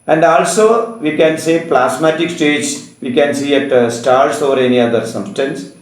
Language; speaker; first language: English; non-native, local second language; Malayalam